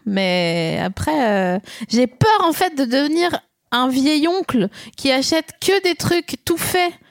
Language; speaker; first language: French; native; French